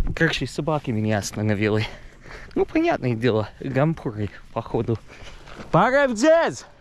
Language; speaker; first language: Russian; non-native, fluent; English